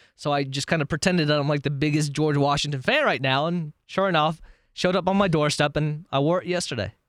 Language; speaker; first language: English; native; English